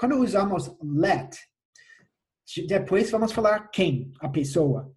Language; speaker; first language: Portuguese; non-native, fluent; English